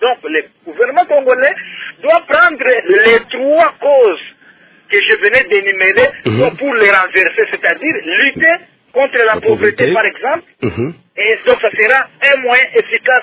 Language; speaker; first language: French; non-native, local second language; Luba-Lulua